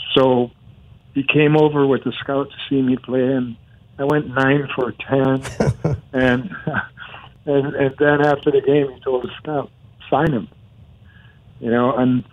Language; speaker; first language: English; non-native, fluent; Spanish